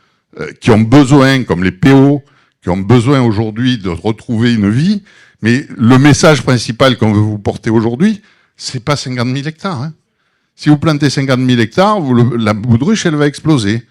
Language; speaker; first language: French; native; French